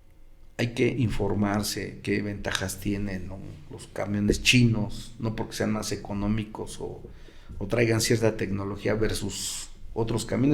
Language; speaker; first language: Spanish; native; Spanish